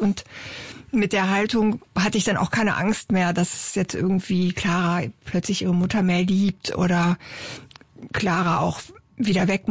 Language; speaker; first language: German; native; German